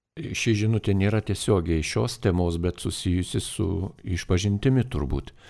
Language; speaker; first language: Lithuanian; native; Lithuanian